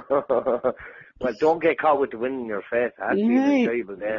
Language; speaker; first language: English; native; English